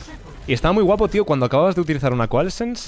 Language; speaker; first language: Spanish; native; Spanish